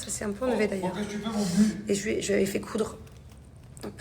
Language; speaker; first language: French; native; French